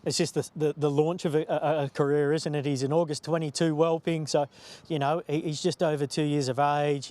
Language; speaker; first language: English; native; English